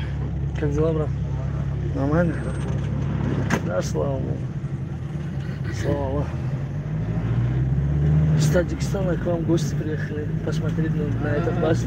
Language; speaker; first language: Russian; non-native, local second language; Tajik